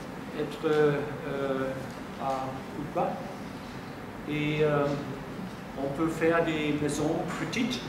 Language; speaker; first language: French; non-native, fluent; German